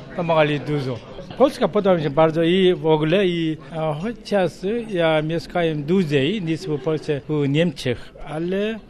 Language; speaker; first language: Polish; non-native, fluent; Korean